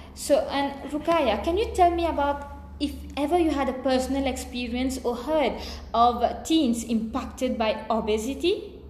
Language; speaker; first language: English; non-native, local second language; Morisyen